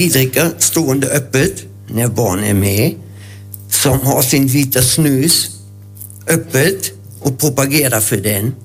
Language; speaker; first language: Swedish; non-native, fluent; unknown